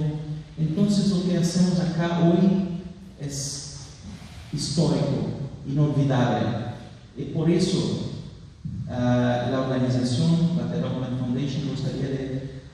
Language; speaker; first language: Spanish; non-native, fluent; Portuguese